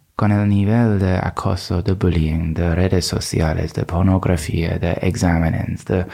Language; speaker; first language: Spanish; non-native, fluent; English